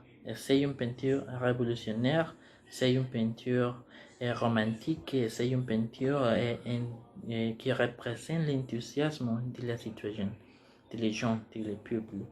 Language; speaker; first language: French; non-native, learner; Spanish